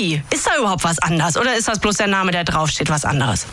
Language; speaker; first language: German; native; German